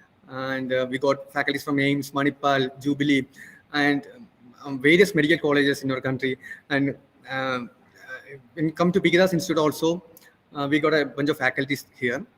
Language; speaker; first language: English; non-native, local second language; Malayalam